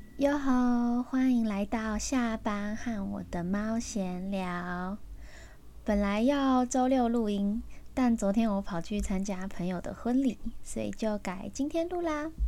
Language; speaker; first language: Chinese; early bilingual, heritage; Chinese